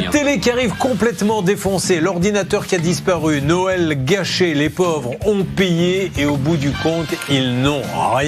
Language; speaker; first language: French; native; French